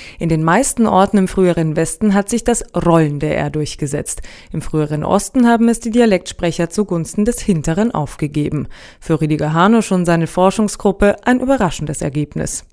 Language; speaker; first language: German; native; German